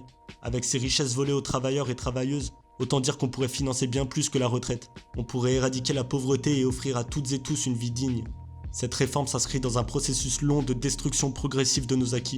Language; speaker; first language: French; native; French